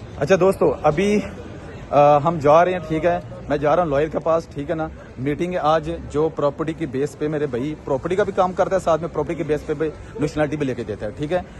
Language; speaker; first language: Urdu; non-native, local second language; Punjabi